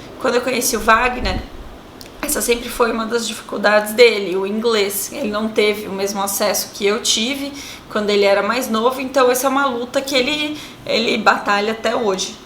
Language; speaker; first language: Portuguese; native; Portuguese